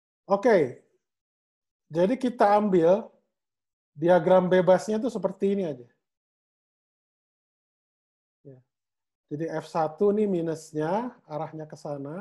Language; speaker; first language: Indonesian; native; Indonesian